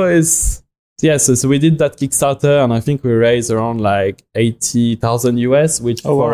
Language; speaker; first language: English; non-native, fluent; French